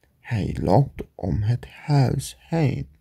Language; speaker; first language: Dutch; non-native, learner; Turkish